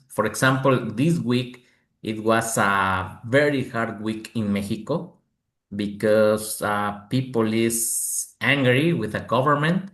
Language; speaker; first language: English; non-native, learner; Spanish